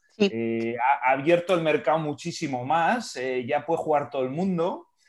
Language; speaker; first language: Spanish; native; Spanish